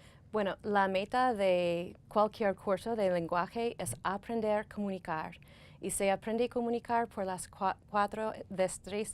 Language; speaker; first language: Spanish; non-native, fluent; English